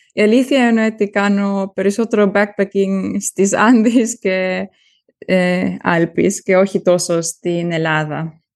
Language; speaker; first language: Greek; early bilingual, heritage; German